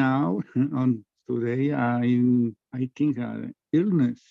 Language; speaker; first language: English; non-native, learner; Spanish